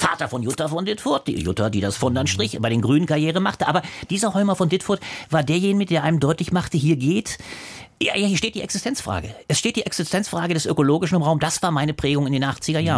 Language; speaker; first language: German; native; German